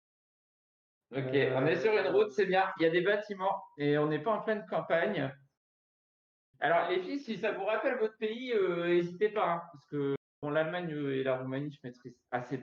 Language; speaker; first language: French; native; French